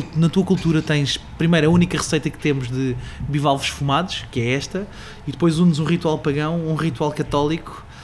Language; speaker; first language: Portuguese; native; Portuguese